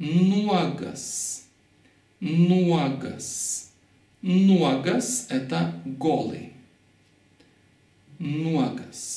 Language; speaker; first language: Russian; non-native, fluent; Lithuanian